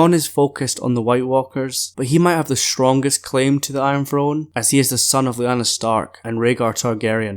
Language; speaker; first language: English; native; English